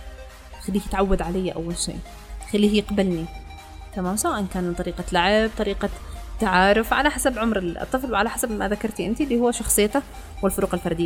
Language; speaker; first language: Arabic; native; Arabic